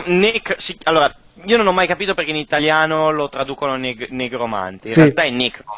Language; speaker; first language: Italian; native; Italian